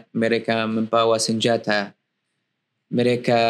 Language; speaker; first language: Indonesian; non-native, learner; Arabic